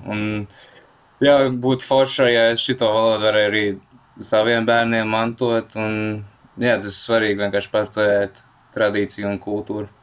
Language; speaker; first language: Latvian; early bilingual, heritage; Latvian